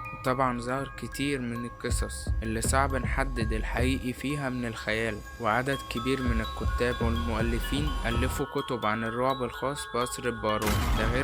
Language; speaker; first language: Arabic; native; Arabic